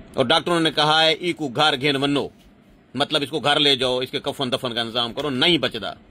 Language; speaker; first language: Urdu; non-native, local second language; Punjabi